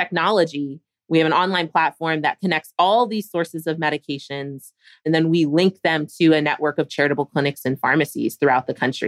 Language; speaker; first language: English; native; English